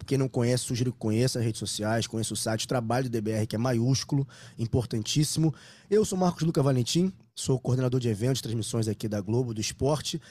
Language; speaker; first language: Portuguese; native; Portuguese